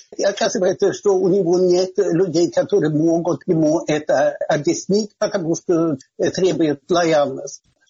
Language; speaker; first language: Russian; non-native, fluent; Swedish